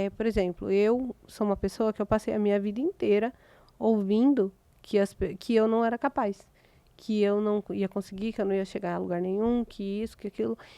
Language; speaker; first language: Portuguese; native; Portuguese